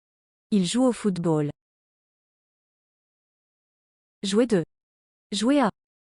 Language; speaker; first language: French; non-native, learner; English